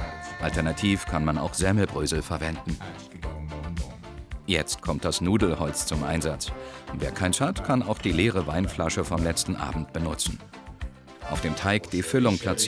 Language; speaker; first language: German; native; German